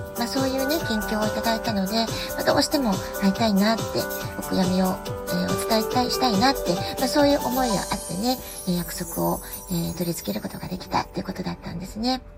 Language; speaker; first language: Japanese; native; Japanese